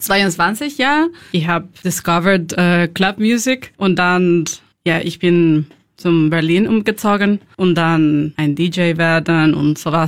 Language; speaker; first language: German; non-native, learner; Spanish